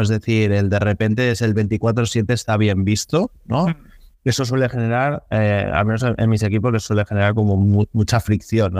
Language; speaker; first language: Spanish; native; Spanish